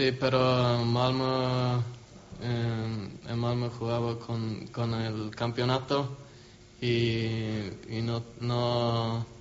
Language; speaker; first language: Spanish; non-native, learner; Swedish